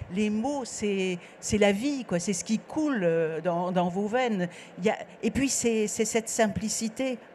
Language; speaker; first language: French; native; French